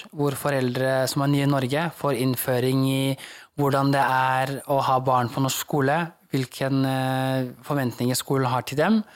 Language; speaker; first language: Norwegian; early bilingual, other home language; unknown